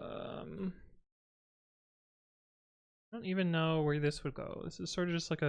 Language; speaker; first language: English; native; English